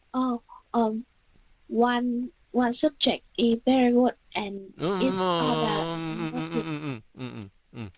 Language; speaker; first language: English; non-native, learner; Vietnamese